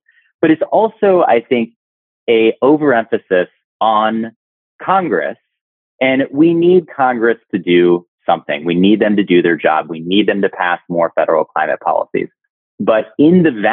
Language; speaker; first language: English; native; English